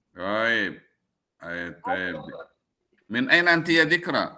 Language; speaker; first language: Arabic; non-native, fluent; Indonesian